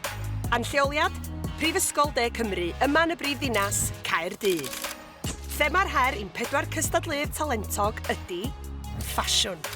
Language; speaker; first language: Welsh; native; Welsh